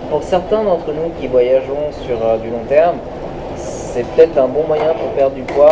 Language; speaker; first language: French; native; French